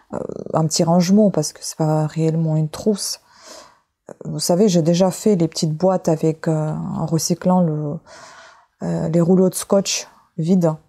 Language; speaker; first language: French; native; French